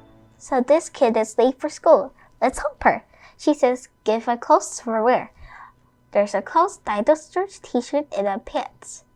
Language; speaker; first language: English; non-native, fluent; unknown